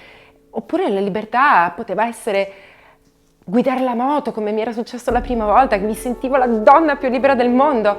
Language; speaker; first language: Italian; native; Italian